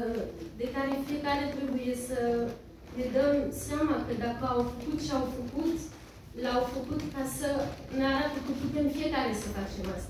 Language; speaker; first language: Romanian; early bilingual, heritage; French